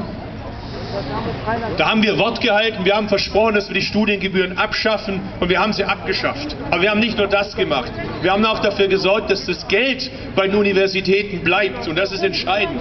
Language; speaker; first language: German; early bilingual, other home language; Turkish